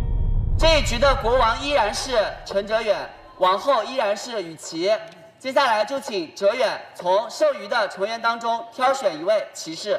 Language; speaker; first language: Chinese; native; Chinese